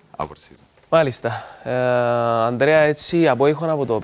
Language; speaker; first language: Greek; native; Greek